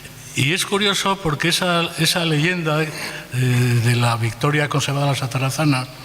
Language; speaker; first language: Spanish; native; Spanish